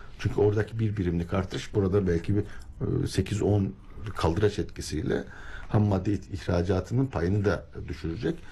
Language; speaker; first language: Turkish; native; Turkish